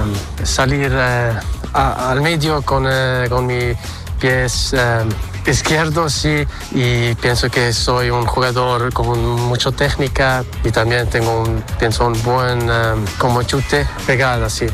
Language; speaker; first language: Spanish; early bilingual, heritage; Spanish